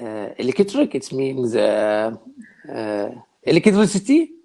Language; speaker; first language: English; non-native, learner; Arabic